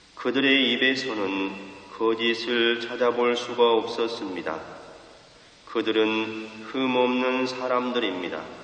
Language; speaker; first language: Korean; native; Korean